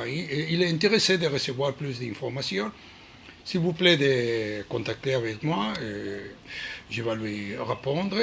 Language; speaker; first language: French; non-native, learner; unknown